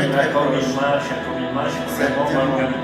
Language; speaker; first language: French; non-native, learner; Italian